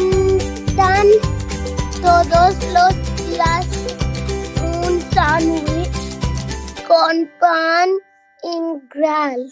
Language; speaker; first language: Spanish; non-native, learner; English